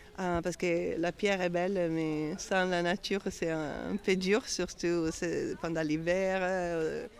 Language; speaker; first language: French; non-native, fluent; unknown